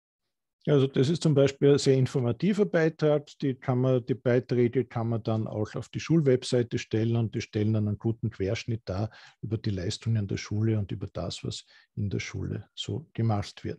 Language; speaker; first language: German; native; German